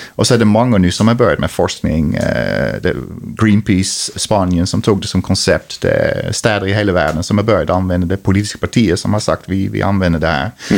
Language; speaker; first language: Swedish; non-native, fluent; Dutch